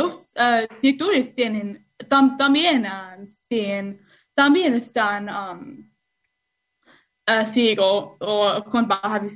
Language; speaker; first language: Spanish; non-native, learner; English